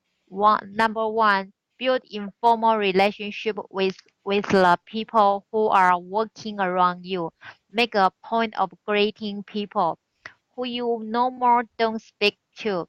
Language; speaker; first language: English; non-native, learner; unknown